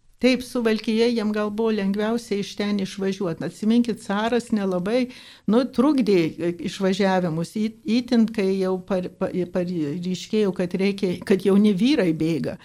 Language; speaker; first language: Lithuanian; early bilingual, heritage; Lithuanian